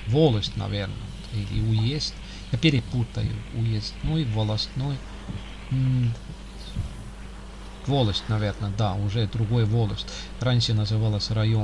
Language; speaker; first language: Russian; non-native, local second language; Estonian